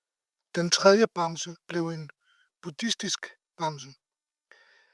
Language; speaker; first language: Danish; native; Danish